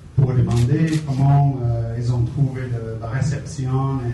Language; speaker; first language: French; non-native, fluent; English